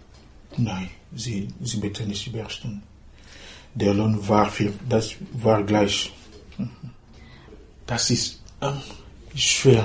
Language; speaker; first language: German; non-native, learner; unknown